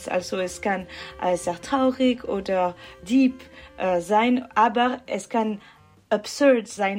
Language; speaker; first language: German; non-native, local second language; French